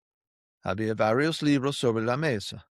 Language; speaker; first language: Spanish; non-native, fluent; English